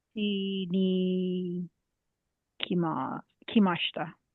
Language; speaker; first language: Japanese; non-native, learner; English